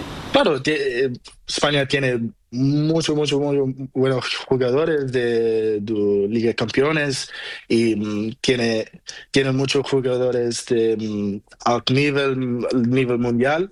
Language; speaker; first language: Spanish; non-native, learner; Portuguese